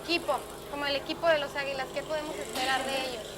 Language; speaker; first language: Spanish; native; Spanish